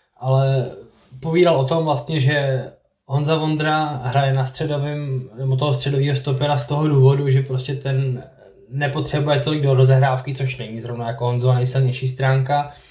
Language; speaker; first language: Czech; native; Czech